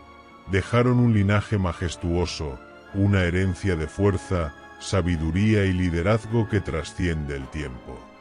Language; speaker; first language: Spanish; native; Spanish